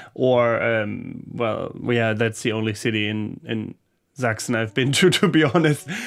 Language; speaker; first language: English; non-native, fluent; German